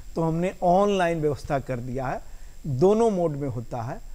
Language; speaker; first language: Hindi; native; Hindi